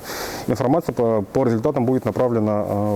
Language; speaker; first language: Russian; native; Russian